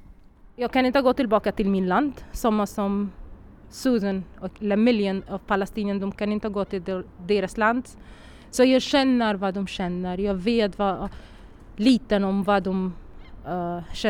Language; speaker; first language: Swedish; non-native, fluent; Arabic